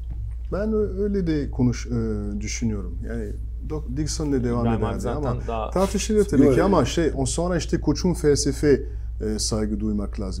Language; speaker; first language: Turkish; non-native, fluent; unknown